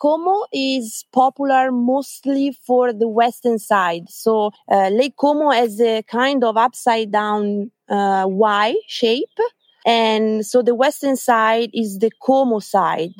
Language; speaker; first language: English; non-native, fluent; Italian